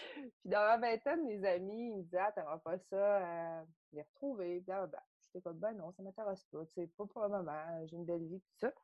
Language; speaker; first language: French; native; French